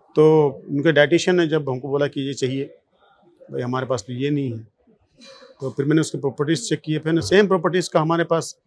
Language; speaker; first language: Hindi; non-native, local second language; Sadri